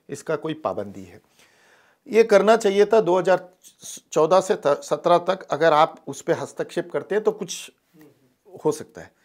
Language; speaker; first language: Hindi; non-native, local second language; Tamil